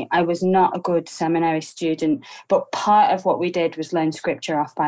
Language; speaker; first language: English; native; English